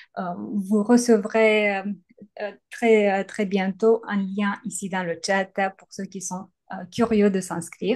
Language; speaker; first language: French; native; French